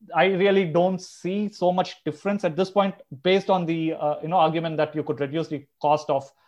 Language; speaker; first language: English; non-native, local second language; Telugu